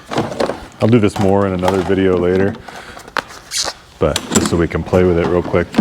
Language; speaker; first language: English; native; English